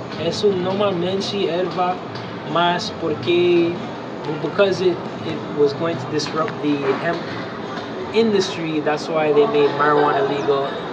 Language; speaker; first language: English; native; English